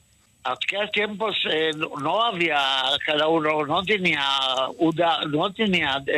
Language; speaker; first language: Spanish; early bilingual, heritage; Ladino